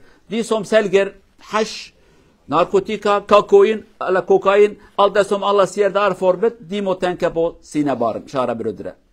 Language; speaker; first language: Norwegian; non-native, learner; Kurdish